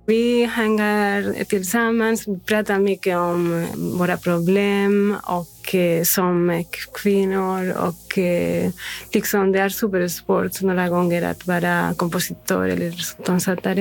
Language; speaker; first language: Swedish; non-native, fluent; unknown